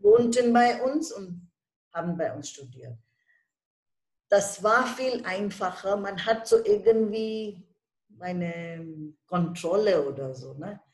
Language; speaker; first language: German; non-native, fluent; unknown